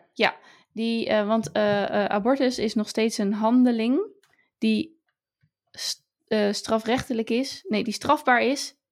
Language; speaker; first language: Dutch; native; Dutch